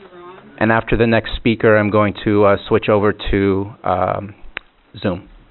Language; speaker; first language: English; native; English